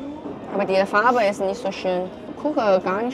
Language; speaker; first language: German; non-native, learner; Chinese